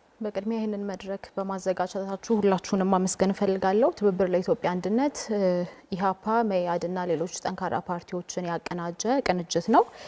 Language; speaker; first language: Amharic; native; Amharic